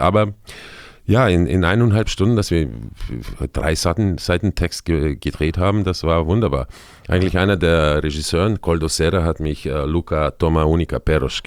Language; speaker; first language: German; non-native, fluent; Croatian